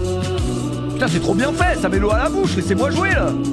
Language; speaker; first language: French; native; French